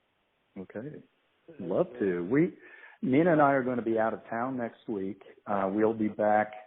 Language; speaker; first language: English; native; English